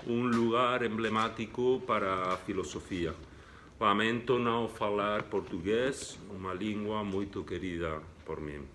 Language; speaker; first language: Portuguese; non-native, learner; Spanish